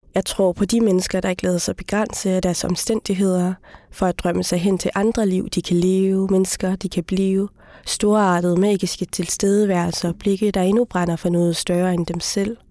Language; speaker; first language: Danish; early bilingual, other home language; Somali